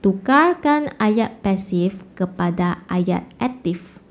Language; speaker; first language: Malay; non-native, local second language; Chinese